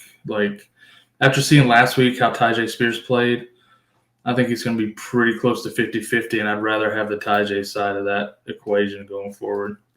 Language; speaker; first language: English; native; English